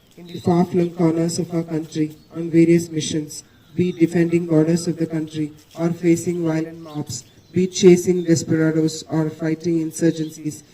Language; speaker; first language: English; non-native, local second language; Tamil